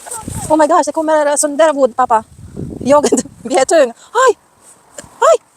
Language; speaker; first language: Swedish; non-native, learner; Filipino